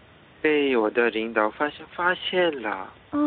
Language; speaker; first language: Chinese; non-native, learner; Korean